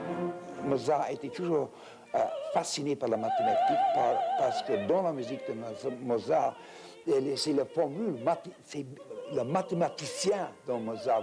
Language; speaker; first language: French; non-native, fluent; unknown